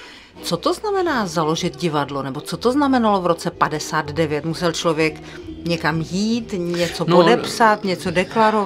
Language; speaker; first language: Czech; native; Czech